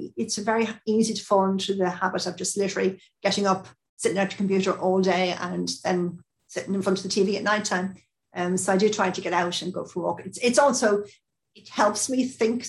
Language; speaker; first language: English; native; English